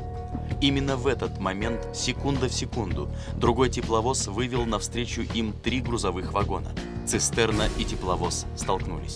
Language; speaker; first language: Russian; native; Russian